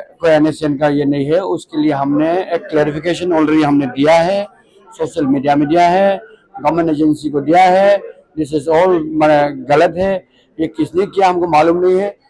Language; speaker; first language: Hindi; non-native, local second language; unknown